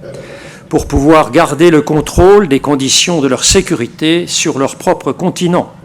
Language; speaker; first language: French; native; French